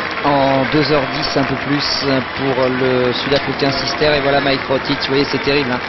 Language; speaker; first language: French; native; French